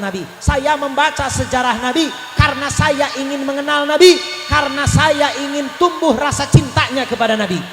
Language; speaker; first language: Indonesian; native; Indonesian